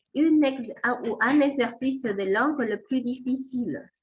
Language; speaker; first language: French; non-native, fluent; Spanish